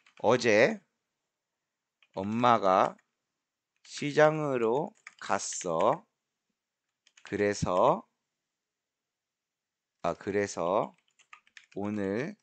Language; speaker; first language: Korean; non-native, fluent; Spanish